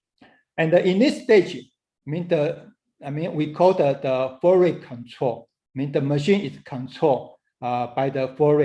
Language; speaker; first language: English; non-native, fluent; Chinese